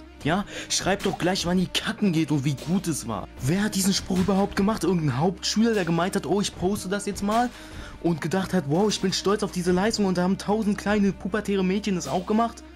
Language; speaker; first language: German; native; German